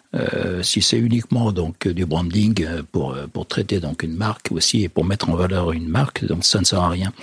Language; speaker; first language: French; native; French